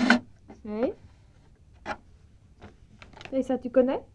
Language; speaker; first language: French; native; French